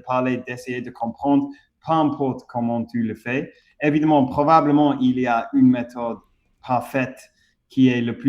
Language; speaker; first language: French; non-native, fluent; English